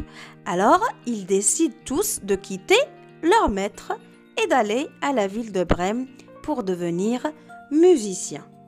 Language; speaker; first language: French; non-native, local second language; Arabic